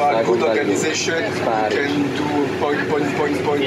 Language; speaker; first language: English; non-native, learner; French